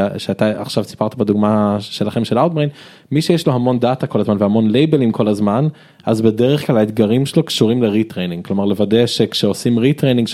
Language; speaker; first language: Hebrew; early bilingual, other home language; English